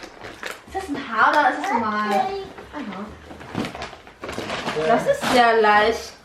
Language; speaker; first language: German; early bilingual, other home language; Filipino